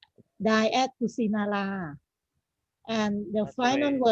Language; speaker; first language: English; non-native, learner; Thai